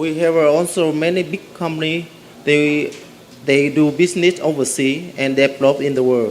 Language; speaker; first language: English; non-native, learner; Vietnamese